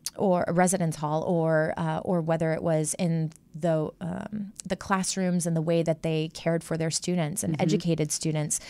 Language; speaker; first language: English; native; English